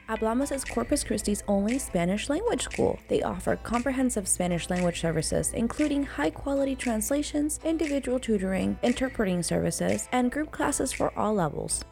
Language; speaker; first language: English; early bilingual, other home language; Spanish